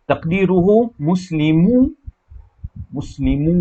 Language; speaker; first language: Arabic; non-native, fluent; Morisyen